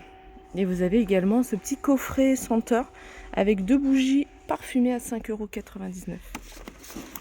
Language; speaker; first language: French; native; French